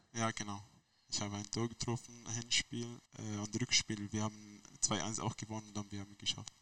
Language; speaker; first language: German; non-native, learner; Arabic